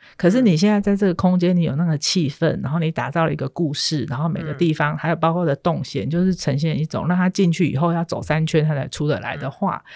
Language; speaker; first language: Chinese; native; Chinese